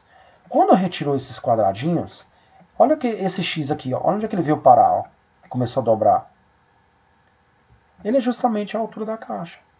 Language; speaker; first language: Portuguese; native; Portuguese